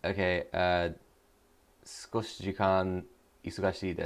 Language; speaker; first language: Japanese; non-native, learner; English